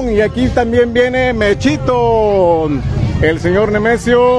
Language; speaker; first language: Spanish; native; Spanish